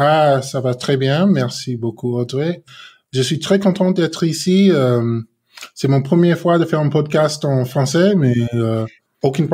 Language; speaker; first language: French; non-native, learner; English